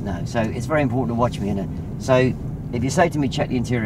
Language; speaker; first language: English; native; English